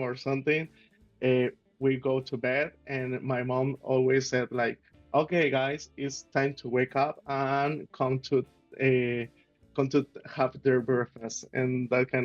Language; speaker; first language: English; non-native, learner; Spanish